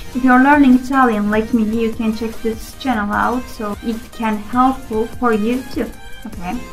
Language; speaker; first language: English; non-native, learner; Turkish